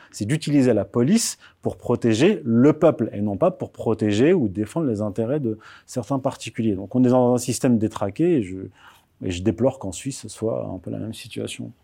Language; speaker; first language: French; early bilingual, other home language; Berber languages